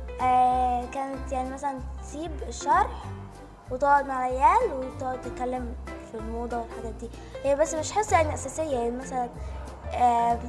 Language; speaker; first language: Arabic; native; Arabic